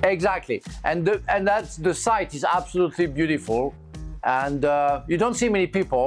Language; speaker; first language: English; non-native, fluent; French